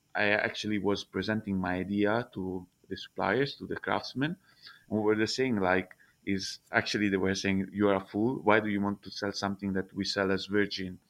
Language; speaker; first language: English; non-native, fluent; Italian